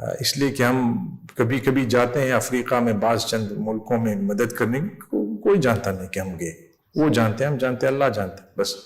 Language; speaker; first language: Urdu; non-native, fluent; English